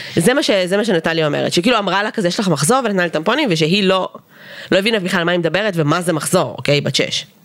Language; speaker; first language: Hebrew; early bilingual, other home language; Russian